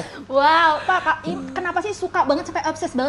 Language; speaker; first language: Indonesian; native; Indonesian